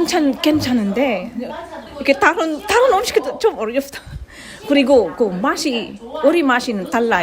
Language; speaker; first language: Korean; non-native, learner; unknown